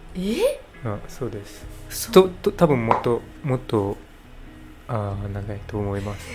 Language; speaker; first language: Japanese; non-native, learner; English